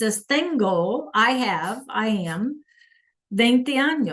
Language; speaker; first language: Spanish; non-native, fluent; English